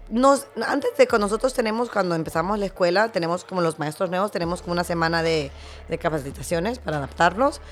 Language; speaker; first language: Spanish; native; Spanish